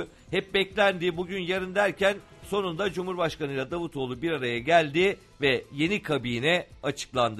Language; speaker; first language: Turkish; native; Turkish